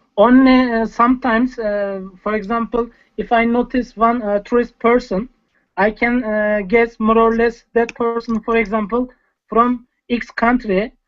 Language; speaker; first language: English; non-native, fluent; Turkish